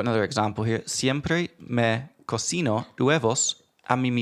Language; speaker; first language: Spanish; non-native, learner; English